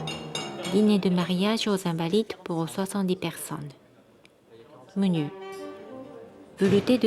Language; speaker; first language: French; non-native, fluent; Japanese